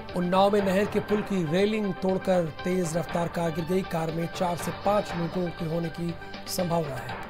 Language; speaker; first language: Hindi; native; Hindi